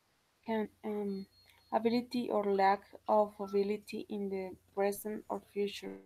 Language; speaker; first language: English; non-native, learner; Spanish